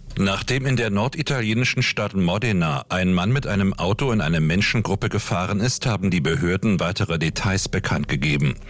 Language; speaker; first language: German; native; German